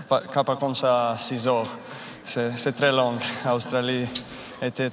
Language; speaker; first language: French; non-native, learner; Serbian